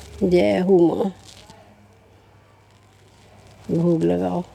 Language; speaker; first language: Hindi; native; Hindi